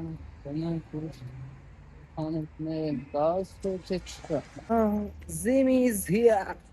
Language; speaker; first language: Armenian; non-native, learner; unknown